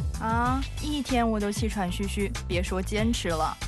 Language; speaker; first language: Chinese; native; Chinese